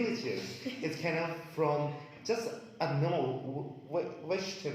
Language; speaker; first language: English; non-native, learner; Thai